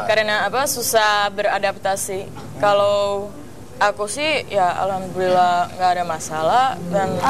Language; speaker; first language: Indonesian; non-native, fluent; Czech